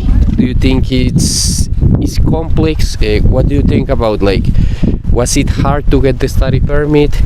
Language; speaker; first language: English; non-native, fluent; Spanish